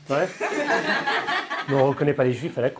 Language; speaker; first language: French; native; French